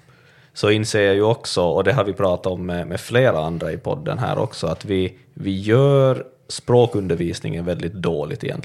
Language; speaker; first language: Swedish; native; Swedish